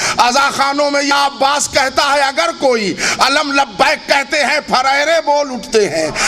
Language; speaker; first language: Urdu; native; Urdu